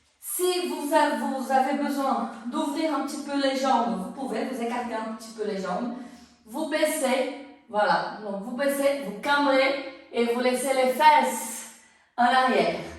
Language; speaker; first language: French; non-native, fluent; Portuguese